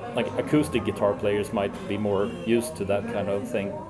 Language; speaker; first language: English; early bilingual, other home language; Swedish